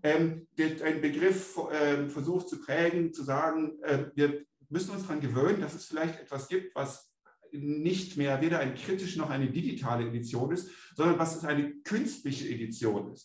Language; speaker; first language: German; native; German